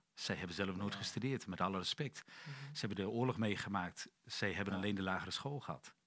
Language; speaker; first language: Dutch; native; Dutch